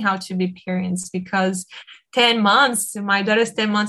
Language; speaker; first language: English; non-native, fluent; Portuguese